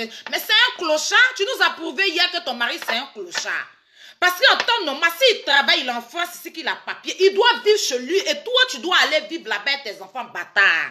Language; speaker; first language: French; native; French